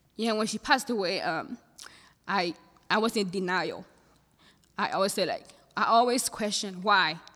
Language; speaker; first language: English; non-native, fluent; Thai